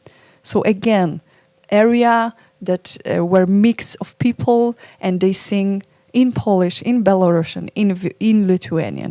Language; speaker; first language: English; non-native, fluent; Polish